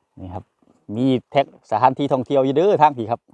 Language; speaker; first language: Thai; non-native, local second language; Northeastern Thai